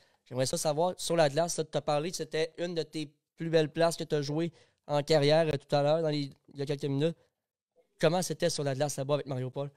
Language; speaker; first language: French; native; French